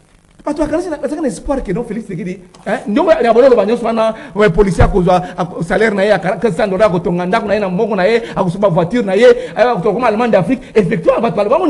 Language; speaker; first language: French; non-native, local second language; Lingala